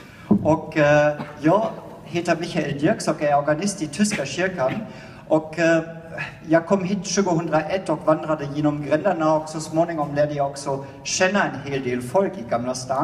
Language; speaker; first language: Swedish; non-native, fluent; German